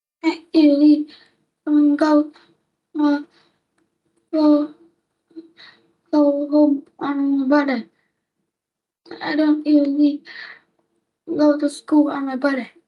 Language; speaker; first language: English; non-native, learner; Vietnamese